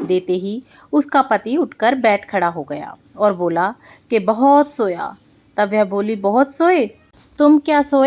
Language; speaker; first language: Hindi; native; Hindi